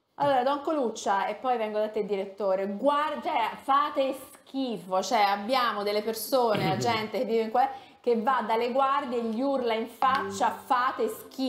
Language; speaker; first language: Italian; native; Italian